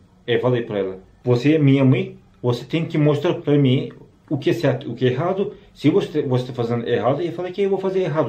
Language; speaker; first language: Portuguese; non-native, learner; Turkish